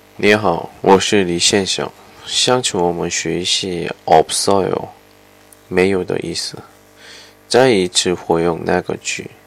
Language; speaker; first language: Chinese; non-native, fluent; Korean